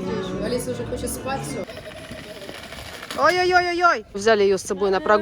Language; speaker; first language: Russian; native; Russian